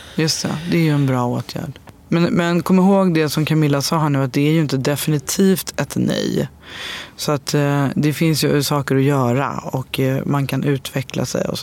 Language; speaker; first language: Swedish; native; Swedish